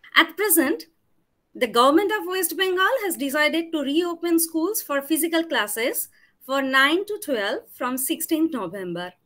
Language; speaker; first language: English; non-native, local second language; Bangla